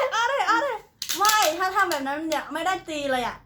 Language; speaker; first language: Thai; non-native, fluent; Khmer